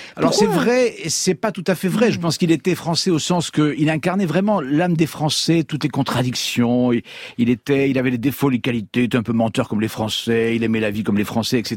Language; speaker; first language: French; native; French